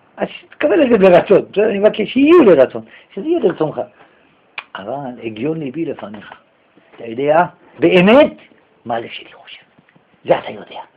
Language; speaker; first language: Hebrew; native; Hebrew